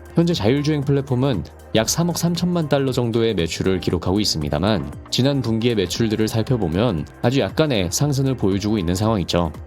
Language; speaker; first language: Korean; native; Korean